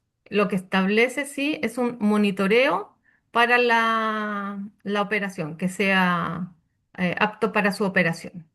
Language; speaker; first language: Spanish; native; Spanish